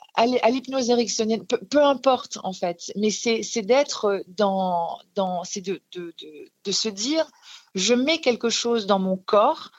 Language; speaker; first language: French; native; French